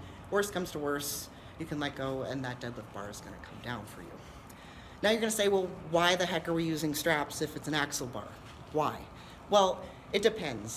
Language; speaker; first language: English; native; English